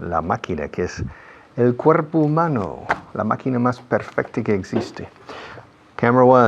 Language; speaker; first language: Spanish; non-native, fluent; English